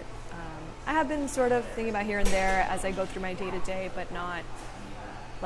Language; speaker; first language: English; native; English